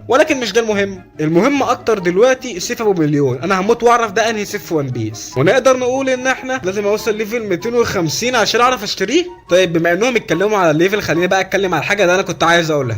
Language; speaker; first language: Arabic; native; Arabic